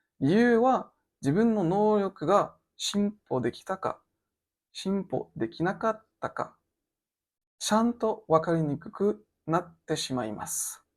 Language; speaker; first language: Japanese; non-native, learner; French